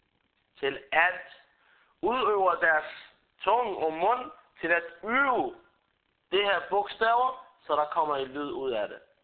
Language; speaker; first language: Danish; early bilingual, other home language; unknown